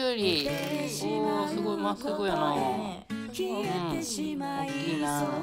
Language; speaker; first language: Japanese; native; Japanese